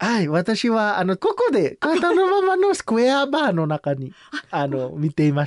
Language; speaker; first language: Japanese; non-native, learner; Samoan